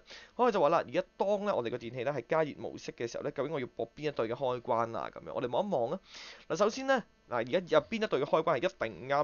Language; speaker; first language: Cantonese; native; Cantonese